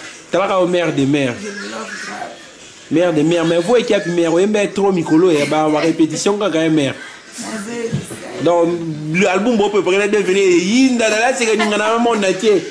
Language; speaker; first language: French; non-native, local second language; Lingala